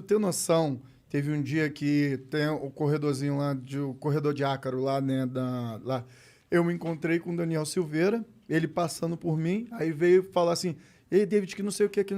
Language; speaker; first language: Portuguese; native; Portuguese